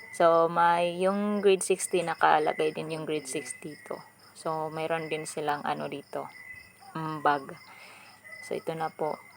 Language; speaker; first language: Filipino; non-native, local second language; Cebuano